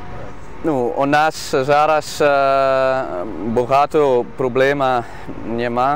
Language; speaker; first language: Ukrainian; non-native, learner; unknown